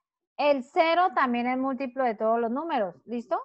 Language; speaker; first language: Spanish; native; Spanish